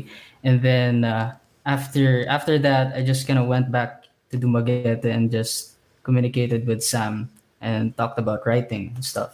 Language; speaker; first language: English; non-native, local second language; Cebuano